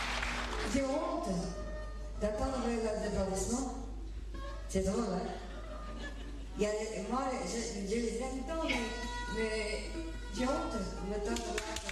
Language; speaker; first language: French; non-native, fluent; Portuguese